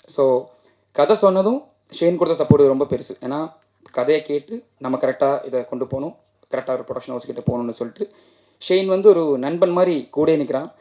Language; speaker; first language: Tamil; non-native, local second language; Malayalam